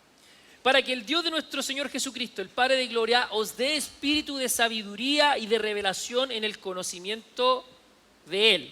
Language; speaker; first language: Spanish; native; Spanish